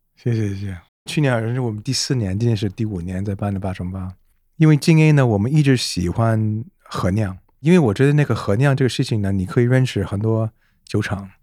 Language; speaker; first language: Chinese; non-native, fluent; English